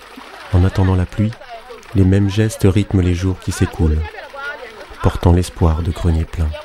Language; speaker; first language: French; native; French